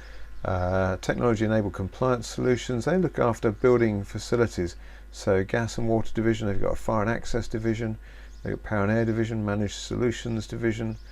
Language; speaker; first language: English; native; English